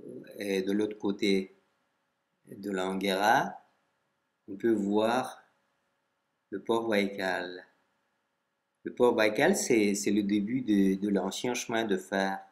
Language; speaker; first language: French; non-native, fluent; Russian